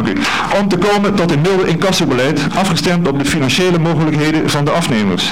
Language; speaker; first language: Dutch; native; Dutch